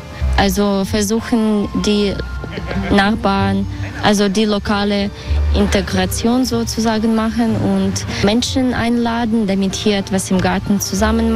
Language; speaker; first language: German; non-native, learner; Belarusian